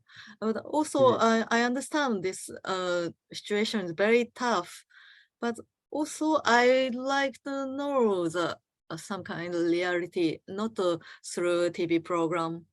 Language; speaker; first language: English; non-native, learner; Japanese